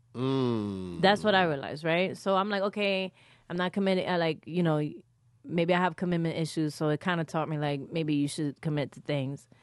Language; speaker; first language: English; early bilingual, other home language; Spanish